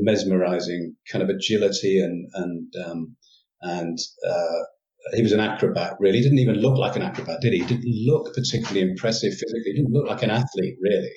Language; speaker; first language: English; native; English